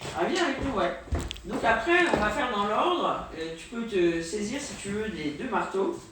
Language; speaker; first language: French; native; French